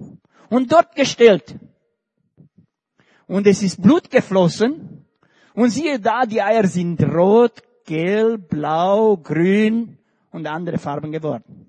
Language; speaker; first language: German; non-native, fluent; Romanian